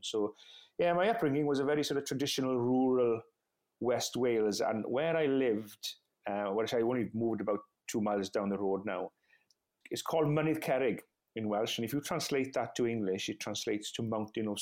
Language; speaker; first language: English; non-native, local second language; Welsh